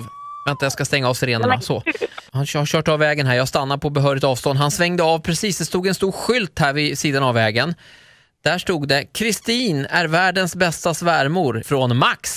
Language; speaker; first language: Swedish; native; Swedish